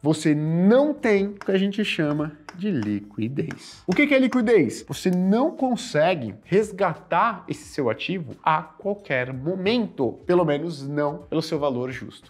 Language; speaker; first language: Portuguese; native; Portuguese